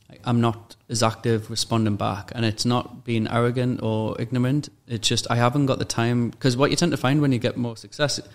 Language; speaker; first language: English; native; English